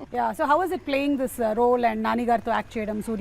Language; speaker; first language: Telugu; native; Telugu